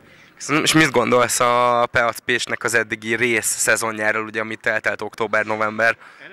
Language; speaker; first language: Hungarian; native; Hungarian